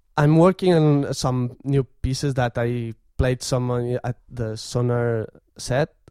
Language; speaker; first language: English; non-native, fluent; Catalan